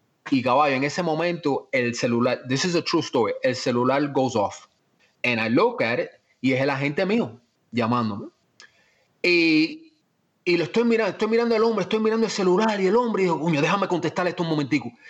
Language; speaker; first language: Spanish; early bilingual, heritage; Spanish